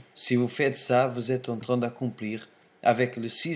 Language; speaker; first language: French; non-native, fluent; Portuguese